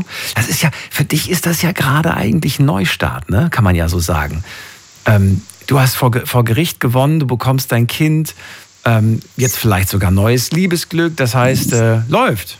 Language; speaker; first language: German; native; German